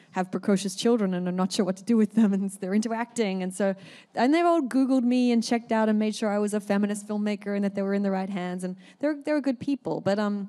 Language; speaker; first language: English; native; English